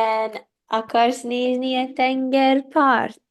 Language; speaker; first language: Hungarian; non-native, learner; English